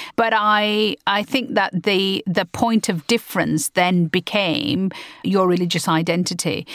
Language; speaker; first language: English; early bilingual, other home language; Punjabi